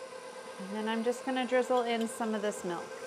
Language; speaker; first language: English; native; English